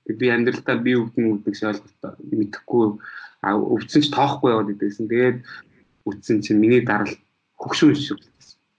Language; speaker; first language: Mongolian; early bilingual, heritage; Mongolian